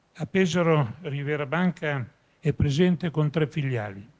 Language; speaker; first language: Italian; native; Italian